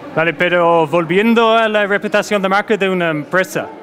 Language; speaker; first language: Spanish; non-native, fluent; English